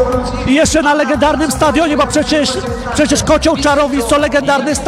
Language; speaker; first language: Polish; native; Polish